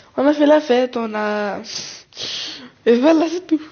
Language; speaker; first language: French; early bilingual, other home language; Arabic